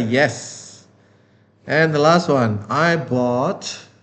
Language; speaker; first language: English; non-native, fluent; Indonesian